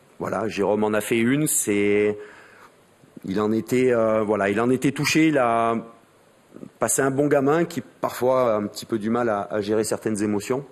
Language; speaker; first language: French; native; French